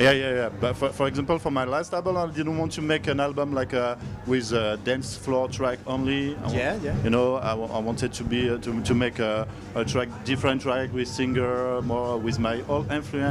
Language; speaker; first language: English; non-native, learner; French